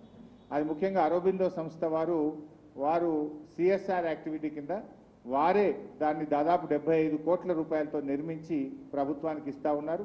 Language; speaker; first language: Telugu; native; Telugu